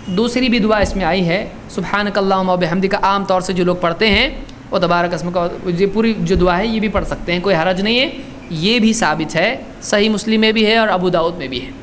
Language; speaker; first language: Urdu; native; Urdu